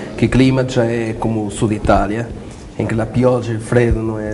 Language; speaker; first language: Italian; non-native, learner; Portuguese